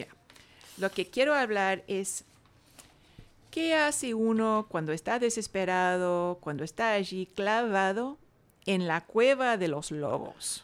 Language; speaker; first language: Spanish; non-native, fluent; English